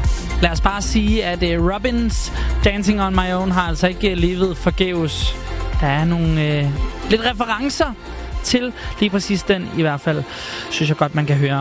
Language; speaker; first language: Danish; native; Danish